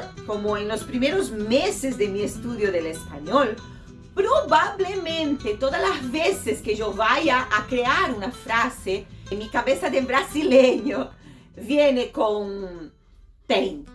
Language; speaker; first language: Spanish; non-native, fluent; Portuguese